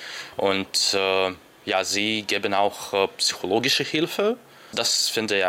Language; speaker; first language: German; non-native, learner; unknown